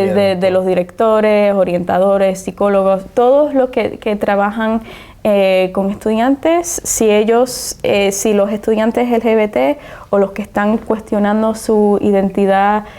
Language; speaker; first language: Spanish; early bilingual, heritage; Spanish